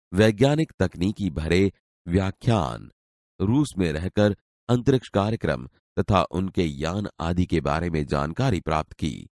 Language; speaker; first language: Hindi; non-native, local second language; Gujarati